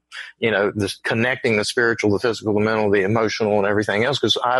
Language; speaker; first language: English; native; English